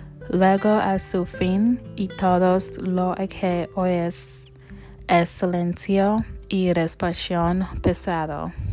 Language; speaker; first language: Spanish; non-native, learner; English